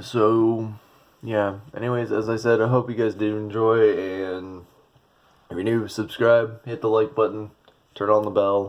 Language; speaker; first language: English; native; English